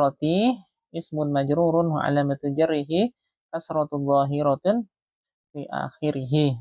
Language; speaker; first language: Arabic; non-native, fluent; Indonesian